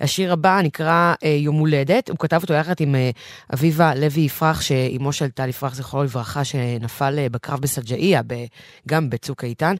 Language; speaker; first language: Hebrew; native; Hebrew